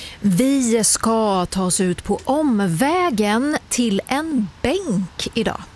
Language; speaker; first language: Swedish; native; Swedish